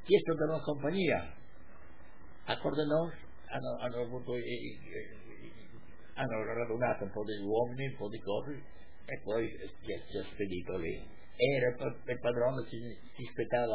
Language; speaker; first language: Italian; non-native, local second language; Friulian